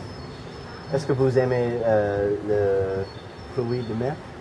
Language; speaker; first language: French; non-native, learner; English